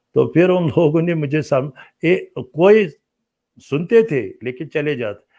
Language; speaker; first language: Urdu; non-native, local second language; Kashmiri